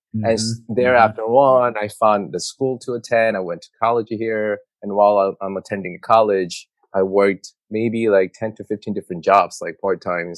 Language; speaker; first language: English; non-native, fluent; Korean